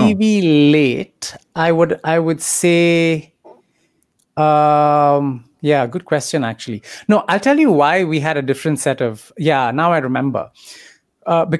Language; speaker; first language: English; non-native, local second language; Tamil